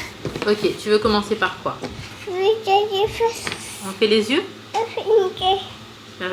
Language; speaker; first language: French; native; French